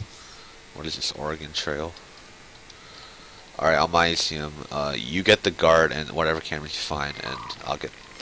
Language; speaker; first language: English; native; English